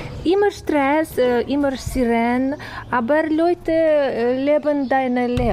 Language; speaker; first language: German; non-native, learner; Ukrainian